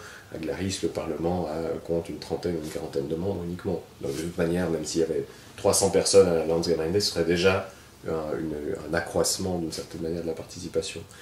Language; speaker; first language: French; native; French